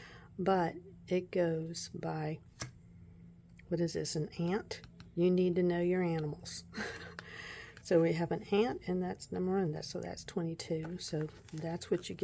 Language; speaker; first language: English; native; English